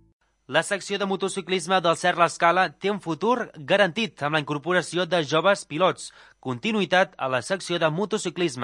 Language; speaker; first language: Catalan; native; Catalan